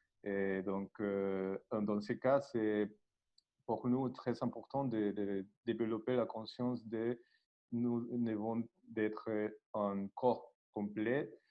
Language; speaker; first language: French; non-native, learner; Spanish